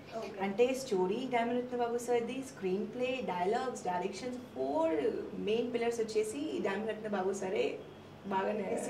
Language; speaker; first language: Telugu; non-native, local second language; Hindi